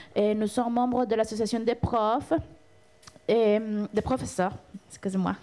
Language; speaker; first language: French; non-native, fluent; Spanish